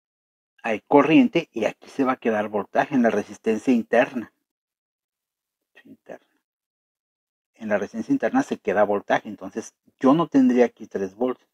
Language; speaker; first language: Spanish; native; Spanish